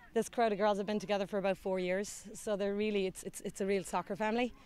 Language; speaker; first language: English; native; English